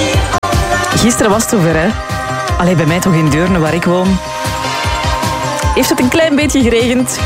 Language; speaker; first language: Dutch; native; Dutch